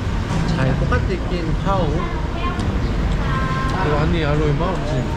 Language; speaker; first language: Thai; non-native, learner; Korean